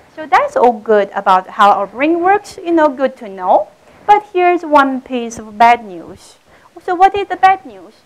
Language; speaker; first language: English; non-native, fluent; Chinese